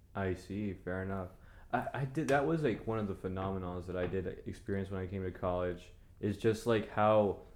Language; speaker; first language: English; early bilingual, other home language; Spanish